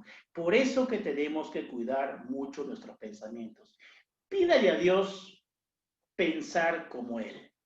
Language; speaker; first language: Spanish; native; Spanish